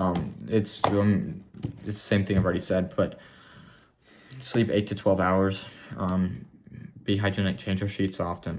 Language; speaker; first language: English; native; English